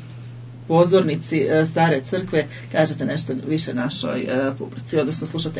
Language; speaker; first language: Serbian; native; Serbian